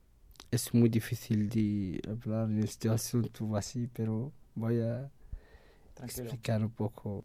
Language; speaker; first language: Spanish; non-native, learner; Arabic